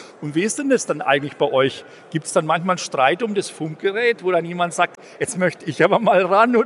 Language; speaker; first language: German; native; German